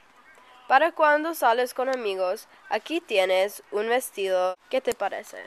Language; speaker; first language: Spanish; non-native, learner; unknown